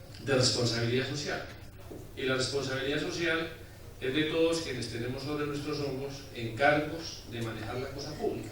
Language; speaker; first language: Spanish; native; Spanish